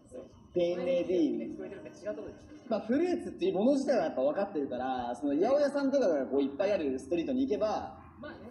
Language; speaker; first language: Japanese; native; Japanese